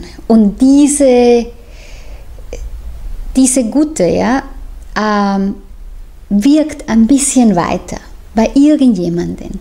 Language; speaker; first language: German; non-native, fluent; Spanish